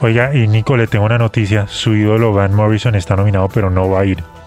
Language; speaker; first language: Spanish; native; Spanish